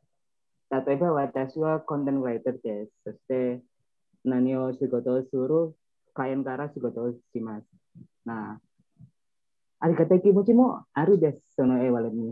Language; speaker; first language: Japanese; non-native, learner; Indonesian